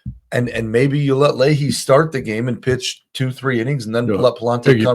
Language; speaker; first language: English; native; English